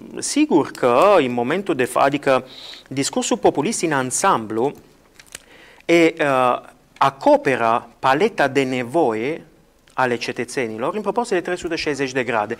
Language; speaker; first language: Romanian; non-native, fluent; Italian